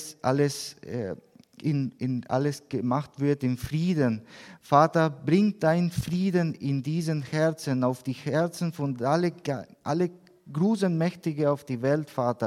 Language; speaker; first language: German; non-native, learner; Spanish